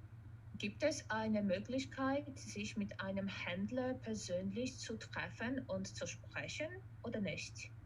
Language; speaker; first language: German; non-native, fluent; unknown